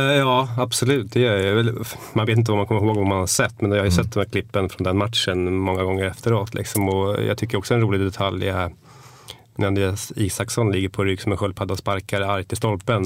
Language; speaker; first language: Swedish; native; Swedish